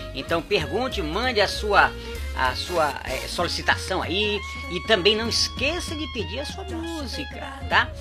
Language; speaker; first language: Portuguese; native; Portuguese